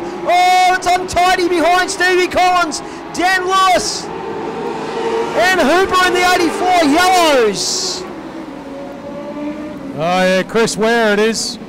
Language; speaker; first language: English; native; English